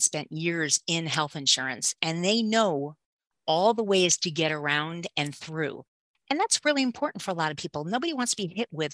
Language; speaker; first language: English; native; English